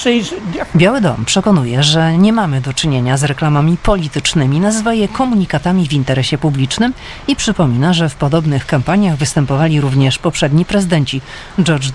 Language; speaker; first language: Polish; native; Polish